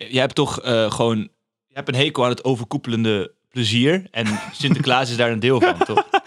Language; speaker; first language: Dutch; early bilingual, other home language; Bosnian